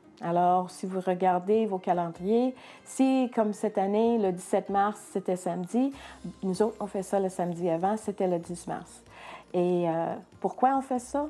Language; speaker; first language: French; non-native, local second language; English